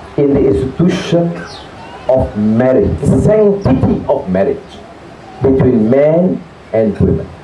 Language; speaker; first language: English; non-native, local second language; Malay